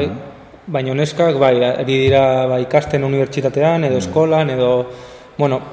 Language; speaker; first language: Basque; non-native, local second language; Spanish